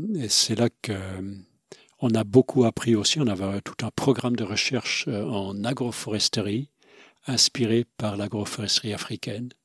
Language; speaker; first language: French; non-native, local second language; Swiss German